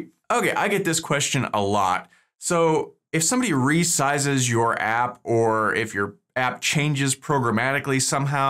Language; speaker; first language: English; native; English